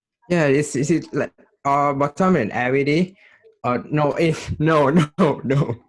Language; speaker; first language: English; non-native, learner; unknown